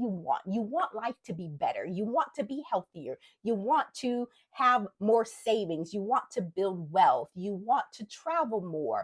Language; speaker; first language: English; native; English